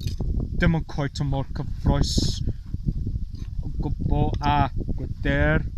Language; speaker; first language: Welsh; non-native, learner; English